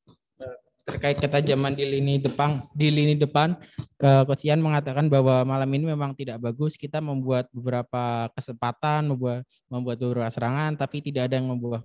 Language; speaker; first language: Indonesian; native; Indonesian